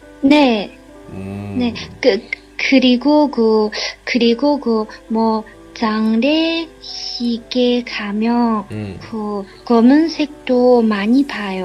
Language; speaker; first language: Korean; non-native, learner; Chinese